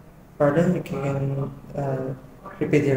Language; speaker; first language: English; non-native, learner; Indonesian